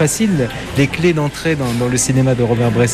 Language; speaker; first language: French; native; French